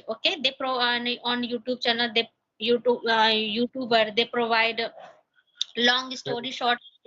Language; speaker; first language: English; non-native, learner; Hindi